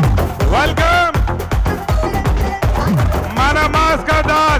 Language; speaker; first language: Telugu; native; Telugu